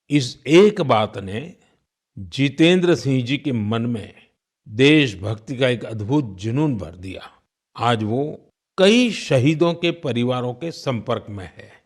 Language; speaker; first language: Hindi; non-native, local second language; Gujarati